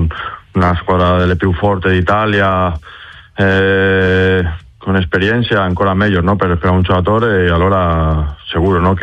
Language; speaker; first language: Italian; non-native, learner; Spanish